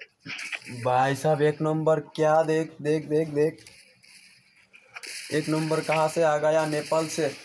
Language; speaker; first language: Hindi; non-native, learner; Bangla